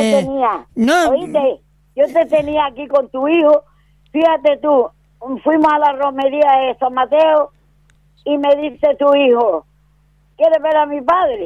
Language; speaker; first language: Spanish; native; Spanish